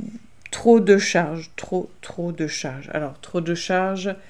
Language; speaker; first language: French; native; French